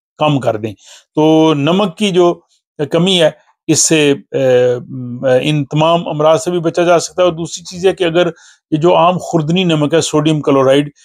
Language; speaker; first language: Urdu; non-native, local second language; Punjabi